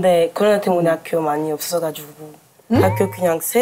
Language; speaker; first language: Korean; non-native, learner; French